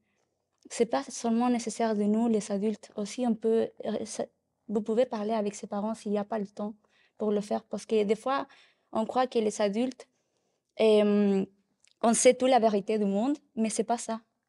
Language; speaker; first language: French; non-native, learner; Spanish